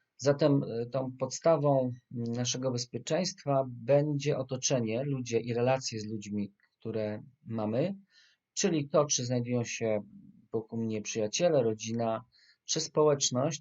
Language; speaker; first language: Polish; native; Polish